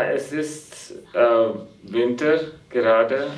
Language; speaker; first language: German; non-native, fluent; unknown